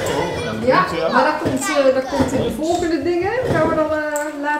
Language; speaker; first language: Dutch; native; Dutch